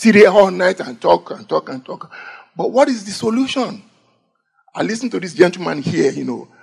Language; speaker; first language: English; non-native, local second language; Yoruba